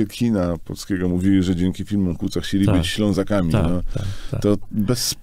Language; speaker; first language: Polish; native; Polish